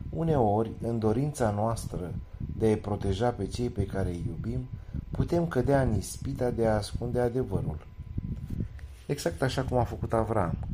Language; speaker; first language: Romanian; native; Romanian